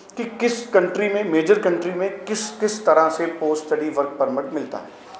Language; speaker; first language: Hindi; non-native, local second language; Punjabi